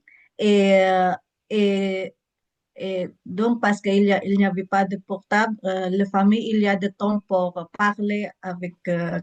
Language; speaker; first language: French; non-native, learner; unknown